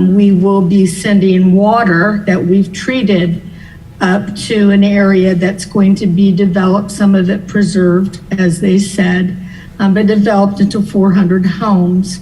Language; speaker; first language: English; native; English